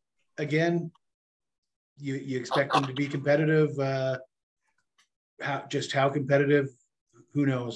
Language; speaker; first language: English; native; English